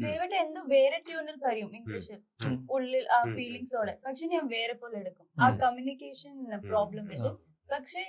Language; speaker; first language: Malayalam; non-native, learner; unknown